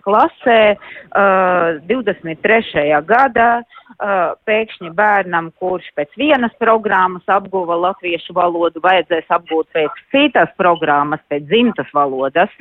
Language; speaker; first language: Latvian; non-native, local second language; Russian